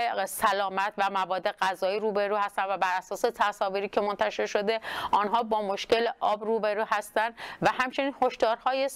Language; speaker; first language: Persian; non-native, local second language; Kurdish